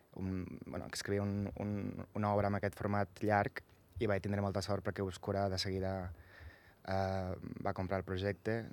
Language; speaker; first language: Catalan; native; Catalan